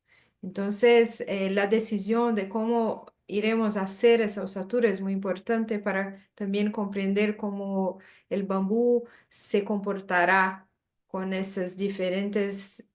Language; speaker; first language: Spanish; non-native, learner; Portuguese